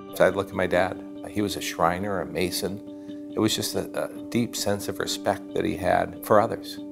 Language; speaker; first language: English; native; English